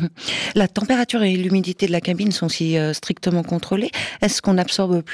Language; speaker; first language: French; native; French